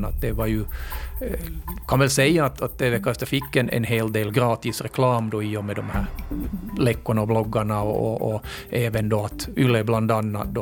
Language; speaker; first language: Swedish; native; Swedish